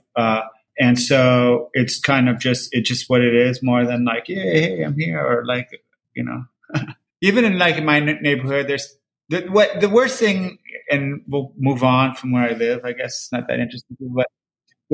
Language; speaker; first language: English; native; English